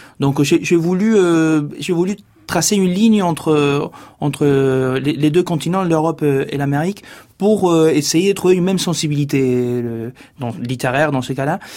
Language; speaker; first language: French; non-native, fluent; Spanish